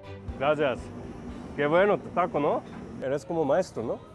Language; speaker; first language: Spanish; non-native, learner; Korean